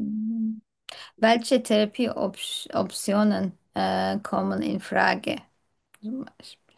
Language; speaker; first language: German; non-native, learner; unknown